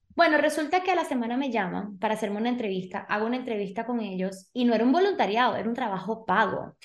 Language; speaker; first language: Spanish; early bilingual, other home language; Portuguese